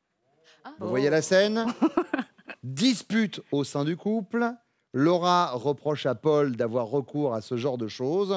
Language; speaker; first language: French; native; French